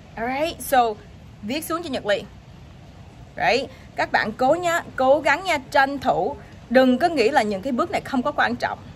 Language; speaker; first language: Vietnamese; early bilingual, heritage; Vietnamese